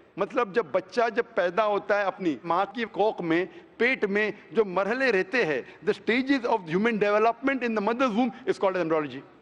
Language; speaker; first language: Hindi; non-native, local second language; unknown